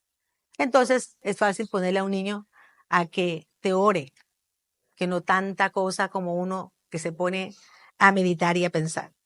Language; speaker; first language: Spanish; native; Spanish